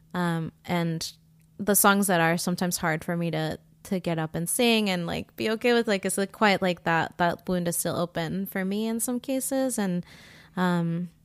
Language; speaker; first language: English; early bilingual, other home language; Spanish